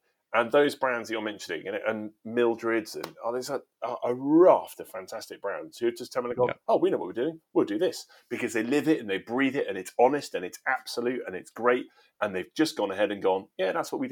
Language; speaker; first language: English; native; English